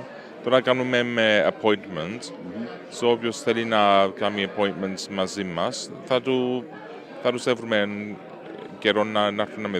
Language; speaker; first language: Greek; early bilingual, heritage; Greek